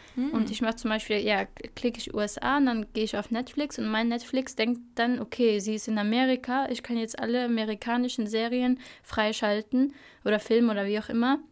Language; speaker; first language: German; early bilingual, other home language; Albanian